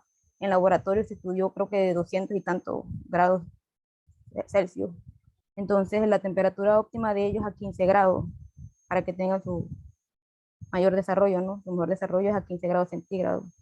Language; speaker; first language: Spanish; native; Spanish